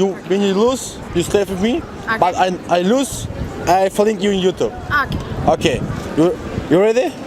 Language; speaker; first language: English; non-native, learner; Turkish